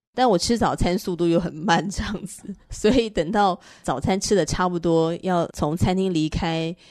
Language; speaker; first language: Chinese; native; Chinese